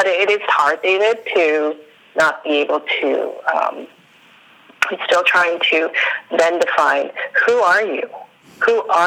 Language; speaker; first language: English; non-native, fluent; Spanish